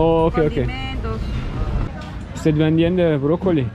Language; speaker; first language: Spanish; non-native, learner; Turkish